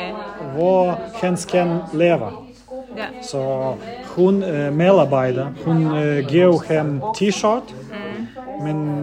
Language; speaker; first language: Danish; non-native, learner; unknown